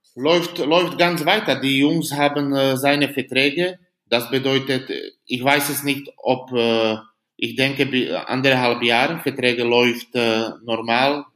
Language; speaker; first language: German; non-native, learner; Slovak